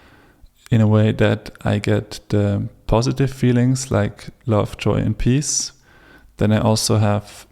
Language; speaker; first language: English; non-native, fluent; German